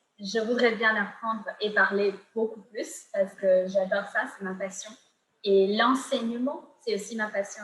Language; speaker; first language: French; non-native, fluent; Gujarati